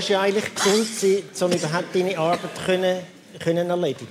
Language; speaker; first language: German; native; German